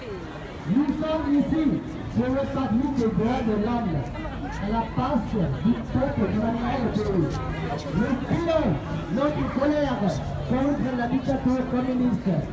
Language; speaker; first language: French; non-native, fluent; Vietnamese